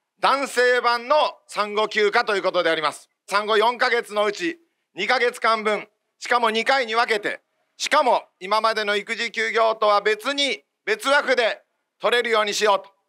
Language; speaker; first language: Japanese; native; Japanese